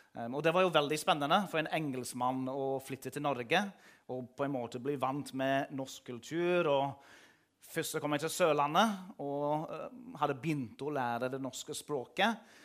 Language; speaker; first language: Norwegian; non-native, fluent; English